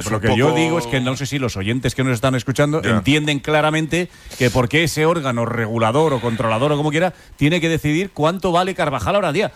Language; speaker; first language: Spanish; native; Spanish